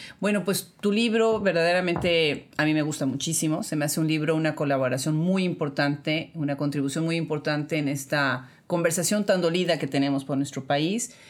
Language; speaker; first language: Spanish; native; Spanish